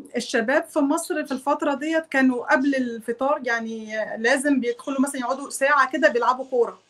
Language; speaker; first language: Arabic; native; Arabic